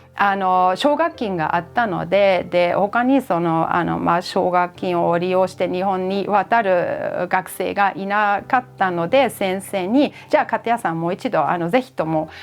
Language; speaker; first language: Japanese; non-native, fluent; German